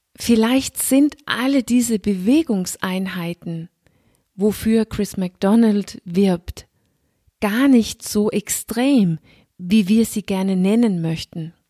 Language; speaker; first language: German; non-native, fluent; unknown